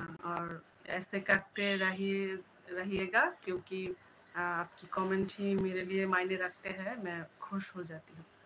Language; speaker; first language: Hindi; non-native, learner; Bangla